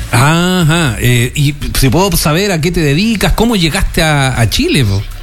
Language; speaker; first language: Spanish; native; Spanish